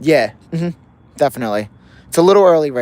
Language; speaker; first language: English; native; English